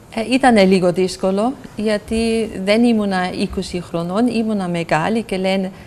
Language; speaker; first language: Greek; non-native, fluent; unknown